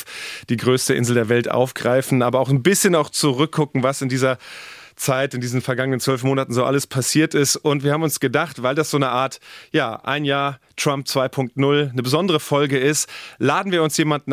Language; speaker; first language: German; native; German